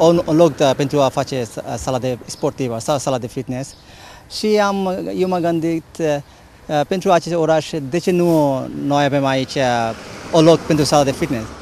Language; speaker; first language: Romanian; non-native, learner; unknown